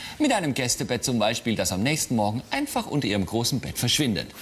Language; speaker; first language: German; native; German